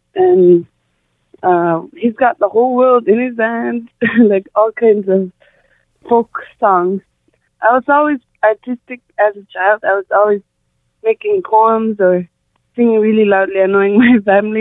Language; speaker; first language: English; non-native, fluent; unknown